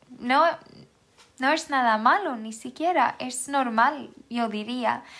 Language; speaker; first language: Spanish; non-native, fluent; Swedish